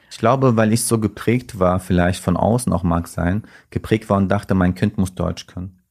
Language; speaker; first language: German; early bilingual, other home language; Turkish